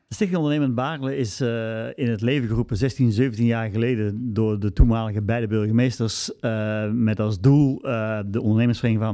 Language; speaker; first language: Dutch; native; Dutch